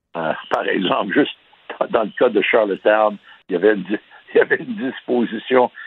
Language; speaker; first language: French; native; French